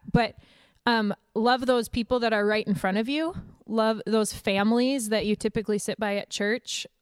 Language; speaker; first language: English; native; English